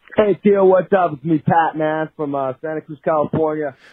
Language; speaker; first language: English; native; English